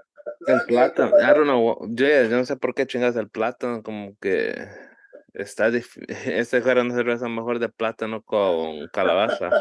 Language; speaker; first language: Spanish; early bilingual, heritage; Spanish